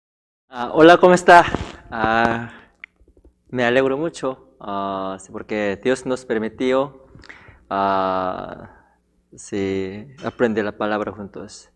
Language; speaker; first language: Spanish; non-native, fluent; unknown